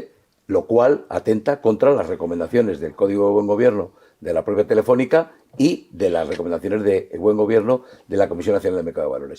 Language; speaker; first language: Spanish; native; Spanish